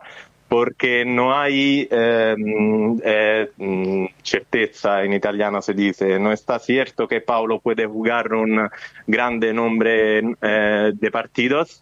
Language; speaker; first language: Spanish; non-native, fluent; Italian